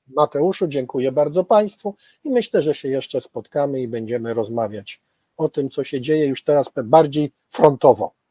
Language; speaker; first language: Polish; native; Polish